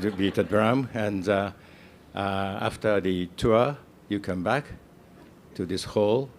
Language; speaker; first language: English; non-native, fluent; Japanese